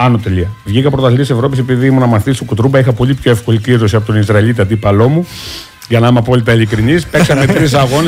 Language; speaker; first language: Greek; native; Greek